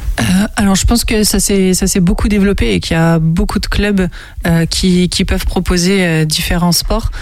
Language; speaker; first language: French; native; French